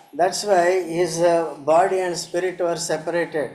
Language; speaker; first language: English; non-native, local second language; Telugu